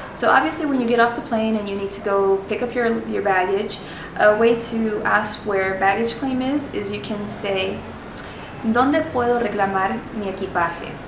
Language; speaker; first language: English; early bilingual, other home language; Spanish